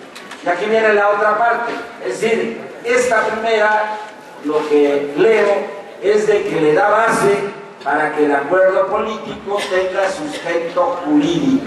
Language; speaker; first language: Spanish; native; Spanish